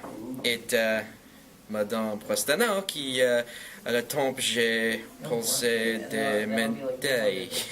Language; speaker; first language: French; non-native, learner; English